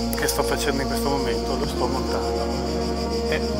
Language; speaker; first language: Italian; non-native, fluent; English